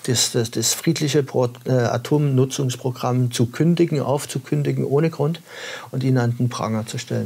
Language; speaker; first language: German; native; German